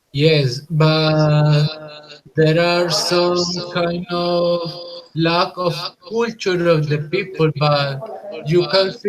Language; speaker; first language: English; non-native, learner; Spanish